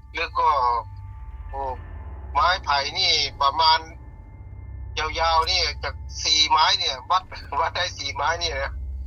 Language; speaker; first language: Thai; non-native, local second language; Northeastern Thai